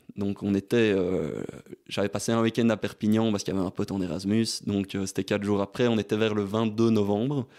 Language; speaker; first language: French; native; French